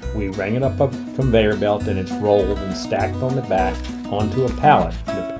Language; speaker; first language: English; native; English